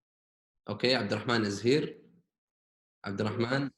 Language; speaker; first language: Arabic; native; Arabic